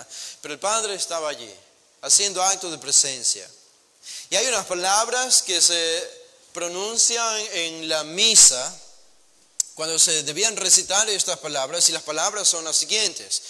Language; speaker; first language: Spanish; native; Spanish